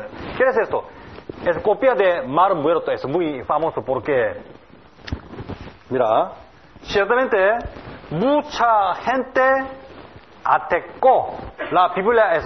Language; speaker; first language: Spanish; non-native, learner; Korean